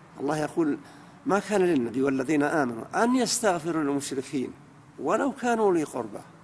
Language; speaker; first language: Arabic; native; Arabic